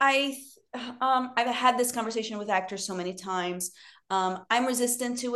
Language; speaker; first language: English; non-native, fluent; Portuguese